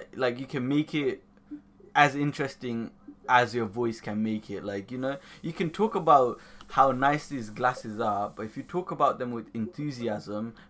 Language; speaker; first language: English; early bilingual, other home language; Nepali